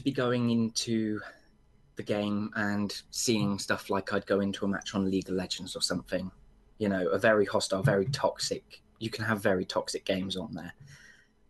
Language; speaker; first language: English; native; English